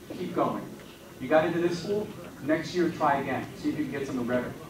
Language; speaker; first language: English; early bilingual, other home language; Spanish